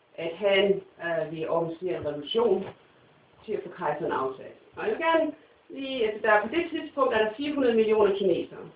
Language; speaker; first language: Danish; non-native, fluent; English